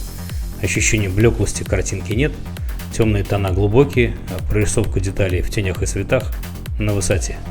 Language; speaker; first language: Russian; native; Russian